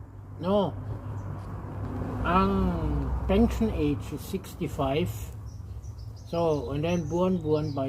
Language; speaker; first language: Filipino; non-native, learner; German